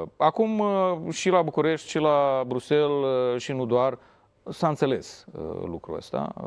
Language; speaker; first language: Romanian; native; Romanian